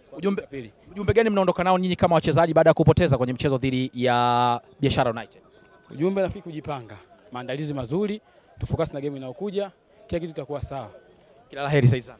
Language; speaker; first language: Swahili; native; Swahili